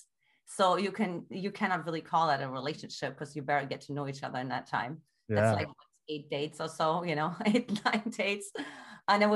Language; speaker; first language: English; non-native, fluent; German